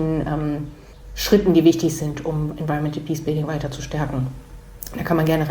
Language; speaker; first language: German; native; German